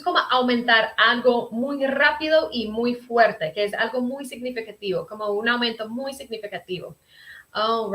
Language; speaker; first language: Spanish; early bilingual, heritage; Spanish